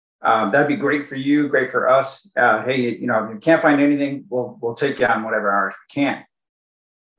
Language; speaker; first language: English; native; English